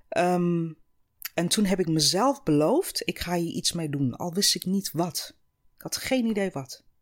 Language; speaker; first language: Dutch; non-native, fluent; English